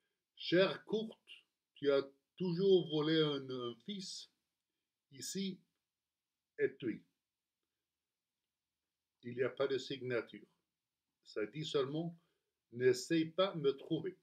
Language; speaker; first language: French; non-native, learner; Spanish